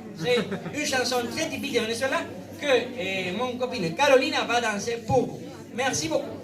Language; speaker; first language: French; non-native, fluent; Spanish